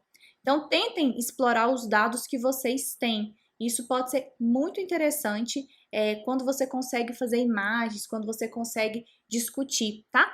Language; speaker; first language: Portuguese; native; Portuguese